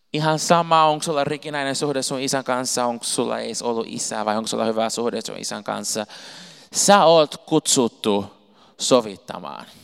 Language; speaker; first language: Finnish; non-native, fluent; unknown